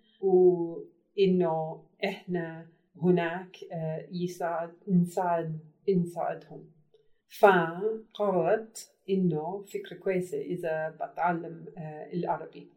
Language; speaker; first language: Arabic; non-native, learner; English